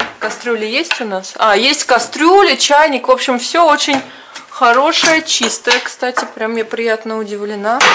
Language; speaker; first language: Russian; native; Russian